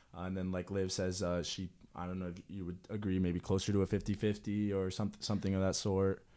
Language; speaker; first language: English; early bilingual, other home language; Spanish